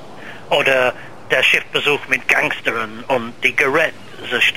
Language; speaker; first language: German; non-native, learner; English